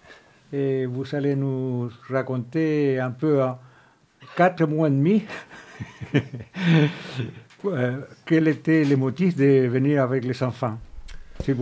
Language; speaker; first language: French; non-native, fluent; Spanish